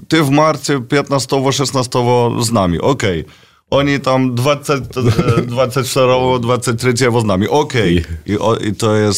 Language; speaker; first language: Russian; non-native, learner; Polish